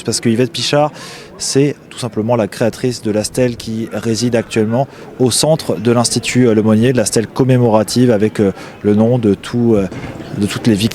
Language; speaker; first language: French; native; French